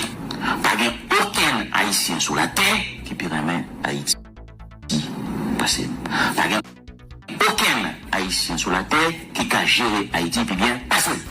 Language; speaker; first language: French; non-native, local second language; Haitian Creole